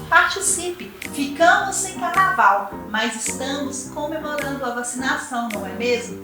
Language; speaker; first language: Portuguese; native; Portuguese